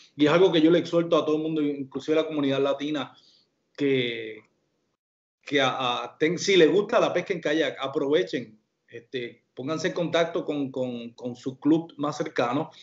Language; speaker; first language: Spanish; native; Spanish